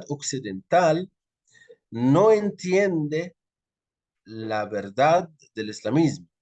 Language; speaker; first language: Spanish; non-native, fluent; Arabic